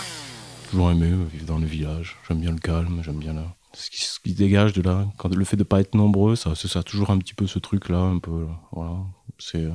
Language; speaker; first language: French; native; French